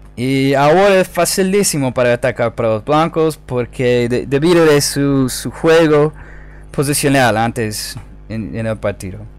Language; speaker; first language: Spanish; non-native, fluent; English